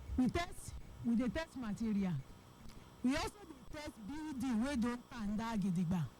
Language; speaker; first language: Nigerian Pidgin; non-native, local second language; Yoruba